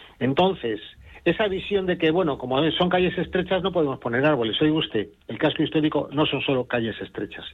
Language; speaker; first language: Spanish; native; Spanish